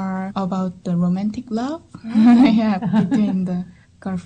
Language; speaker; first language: English; non-native, learner; Korean